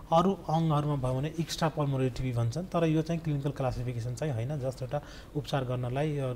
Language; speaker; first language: Nepali; non-native, local second language; Maithili